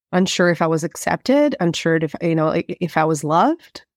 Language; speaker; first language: English; non-native, fluent; Portuguese